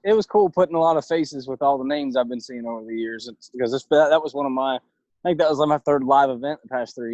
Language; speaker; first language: English; native; English